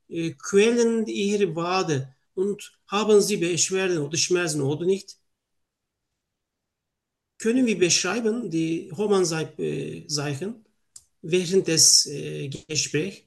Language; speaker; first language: German; non-native, learner; Turkish